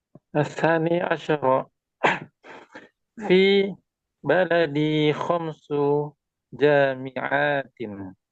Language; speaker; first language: Arabic; non-native, learner; Indonesian